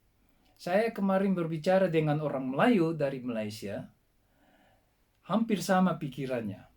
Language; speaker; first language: Indonesian; non-native, fluent; Dutch